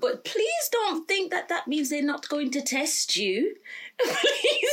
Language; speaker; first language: English; native; English